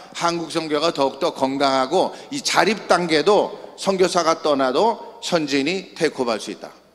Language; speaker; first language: Korean; native; Korean